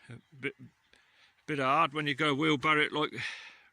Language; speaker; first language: English; native; English